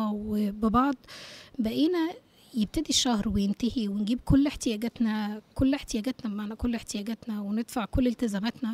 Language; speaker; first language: Arabic; native; Arabic